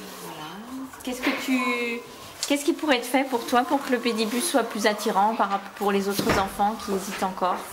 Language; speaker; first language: French; native; French